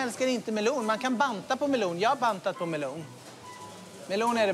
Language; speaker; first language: Swedish; early bilingual, other home language; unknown